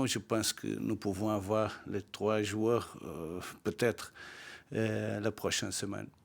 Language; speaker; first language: French; non-native, learner; Portuguese